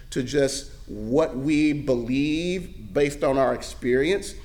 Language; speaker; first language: English; native; English